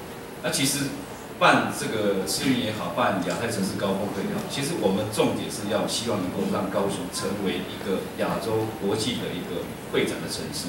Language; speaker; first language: Chinese; native; Chinese